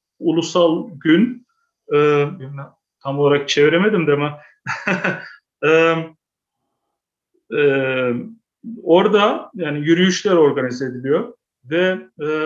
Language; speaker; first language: Turkish; early bilingual, heritage; Turkish